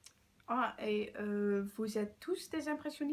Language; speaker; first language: French; non-native, learner; Dutch